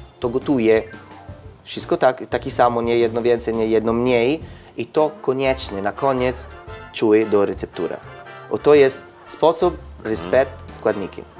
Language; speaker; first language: Polish; non-native, learner; Italian